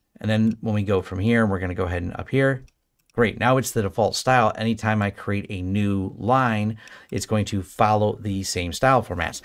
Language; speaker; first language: English; native; English